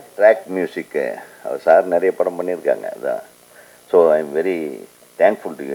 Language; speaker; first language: Tamil; native; Tamil